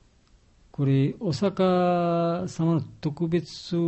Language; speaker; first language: Japanese; non-native, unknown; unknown